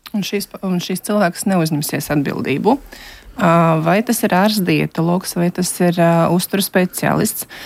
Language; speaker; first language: Latvian; non-native, local second language; Russian